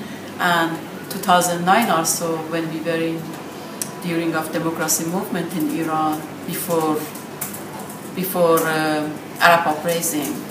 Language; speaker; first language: English; non-native, fluent; Persian